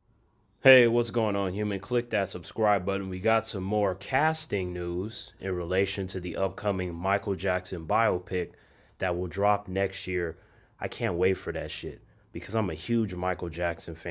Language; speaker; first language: English; native; English